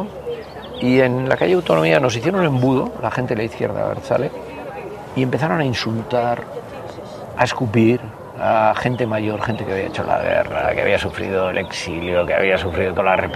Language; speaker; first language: Spanish; native; Spanish